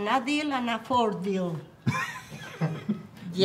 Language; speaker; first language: English; non-native, learner; Spanish